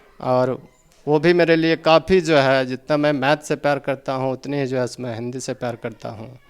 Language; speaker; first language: Hindi; native; Hindi